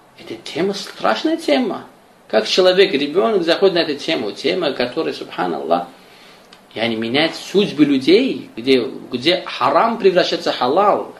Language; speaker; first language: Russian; non-native, local second language; Azerbaijani